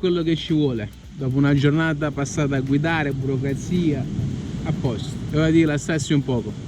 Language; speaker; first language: Italian; native; Italian